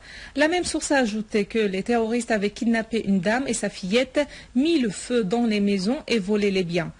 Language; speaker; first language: French; non-native, fluent; Arabic